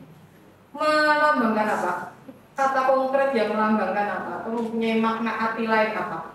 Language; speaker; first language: Indonesian; native; Indonesian